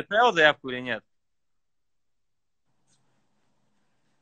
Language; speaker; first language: Russian; native; Russian